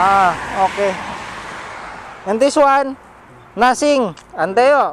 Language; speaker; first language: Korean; non-native, learner; Filipino